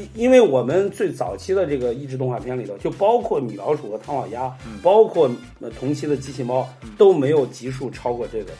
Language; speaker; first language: Chinese; native; Chinese